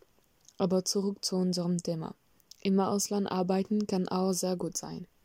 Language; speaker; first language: German; non-native, learner; French